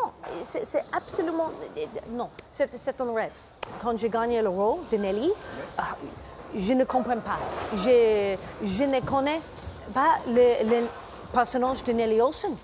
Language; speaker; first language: French; non-native, learner; English